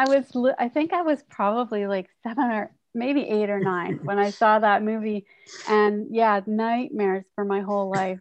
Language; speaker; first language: English; native; English